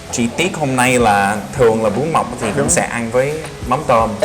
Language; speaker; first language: Vietnamese; non-native, fluent; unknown